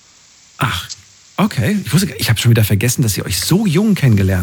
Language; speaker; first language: German; native; German